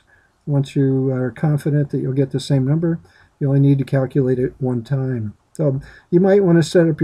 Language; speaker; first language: English; native; English